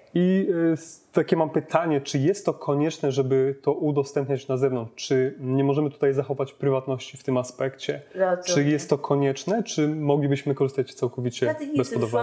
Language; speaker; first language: Polish; native; Polish